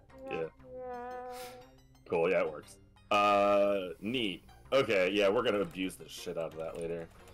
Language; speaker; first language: English; native; English